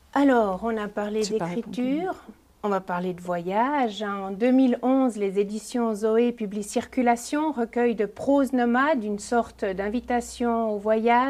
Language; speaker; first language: French; native; French